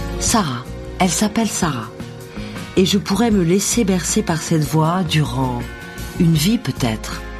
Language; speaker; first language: French; native; French